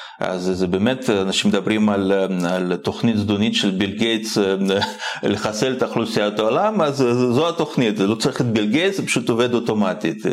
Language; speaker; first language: Hebrew; non-native, fluent; Russian